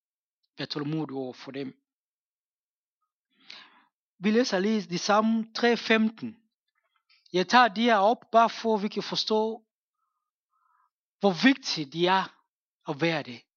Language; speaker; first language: Danish; non-native, fluent; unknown